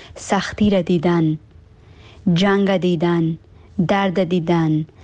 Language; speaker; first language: Persian; early bilingual, heritage; Persian